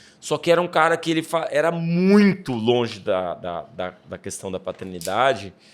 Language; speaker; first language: Portuguese; native; Portuguese